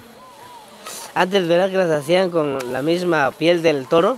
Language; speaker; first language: Spanish; native; Spanish